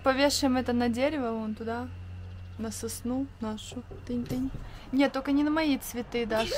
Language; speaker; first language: Russian; native; Russian